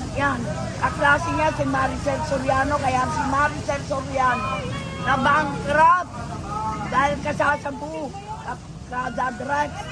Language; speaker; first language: Filipino; non-native, local second language; Iloko